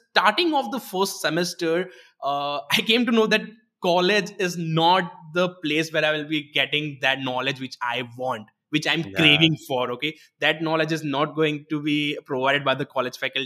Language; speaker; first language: English; non-native, local second language; Gujarati